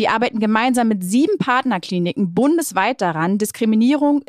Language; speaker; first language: German; native; German